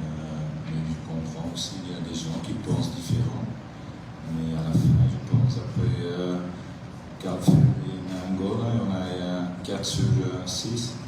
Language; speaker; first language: French; non-native, fluent; Dutch